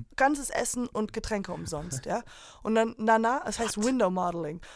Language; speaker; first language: German; early bilingual, heritage; German